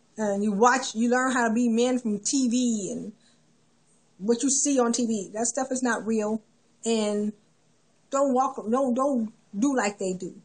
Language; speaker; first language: English; native; English